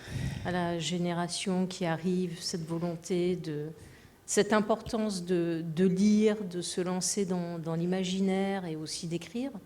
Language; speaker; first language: French; native; French